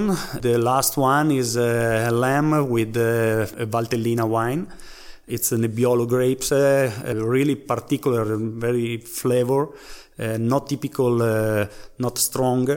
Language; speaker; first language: English; non-native, learner; Italian